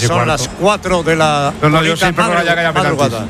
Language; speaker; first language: Spanish; native; Spanish